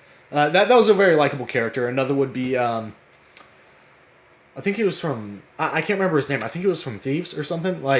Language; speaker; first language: English; native; English